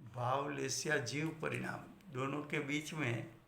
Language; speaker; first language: Hindi; non-native, local second language; Gujarati